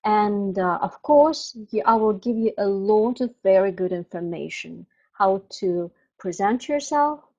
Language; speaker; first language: English; non-native, fluent; Russian